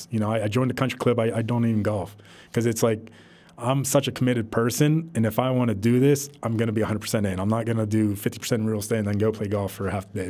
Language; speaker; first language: English; native; English